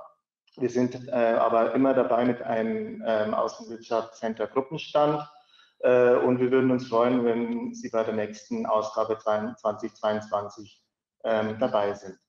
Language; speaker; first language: German; native; German